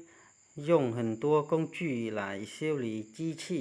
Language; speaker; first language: Chinese; non-native, fluent; Khmer